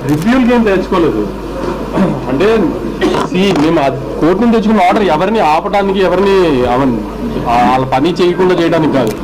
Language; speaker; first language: Telugu; native; Telugu